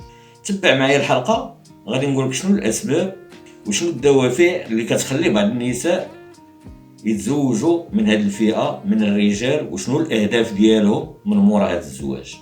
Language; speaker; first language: Arabic; native; Arabic